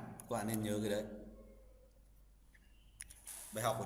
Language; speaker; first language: Vietnamese; native; Vietnamese